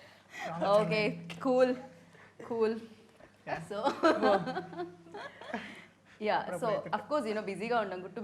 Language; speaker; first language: Telugu; native; Telugu